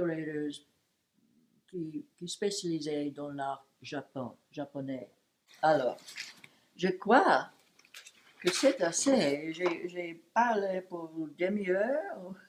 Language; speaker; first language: French; non-native, learner; English